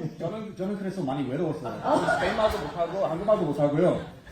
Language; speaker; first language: Korean; non-native, learner; English